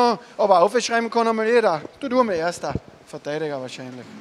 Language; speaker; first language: German; native; German